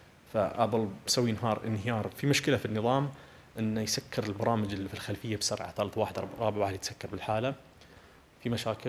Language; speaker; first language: Arabic; native; Arabic